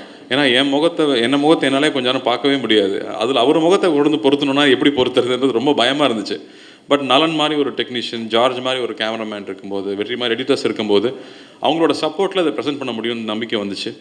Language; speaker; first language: Tamil; native; Tamil